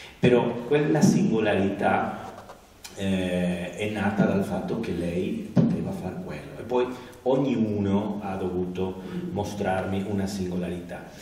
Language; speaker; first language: Italian; non-native, learner; Spanish